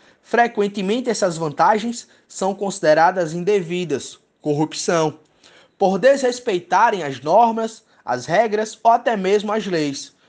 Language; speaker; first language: Portuguese; native; Portuguese